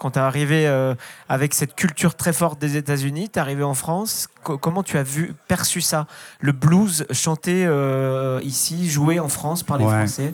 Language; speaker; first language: French; native; French